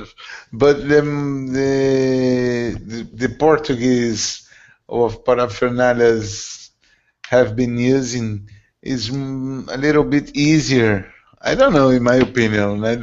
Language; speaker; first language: English; non-native, learner; Portuguese